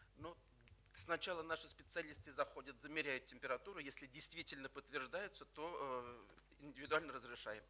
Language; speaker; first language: Russian; native; Russian